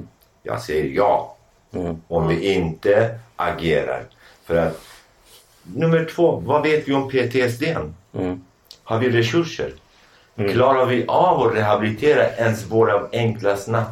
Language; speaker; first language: Swedish; non-native, fluent; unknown